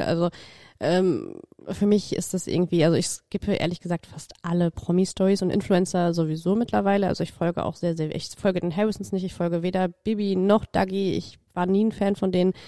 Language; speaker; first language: German; native; German